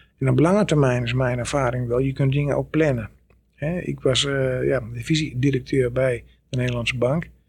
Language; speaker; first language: Dutch; native; Dutch